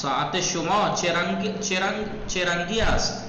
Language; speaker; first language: Persian; non-native, fluent; Urdu